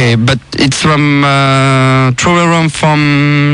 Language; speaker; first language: English; non-native, learner; French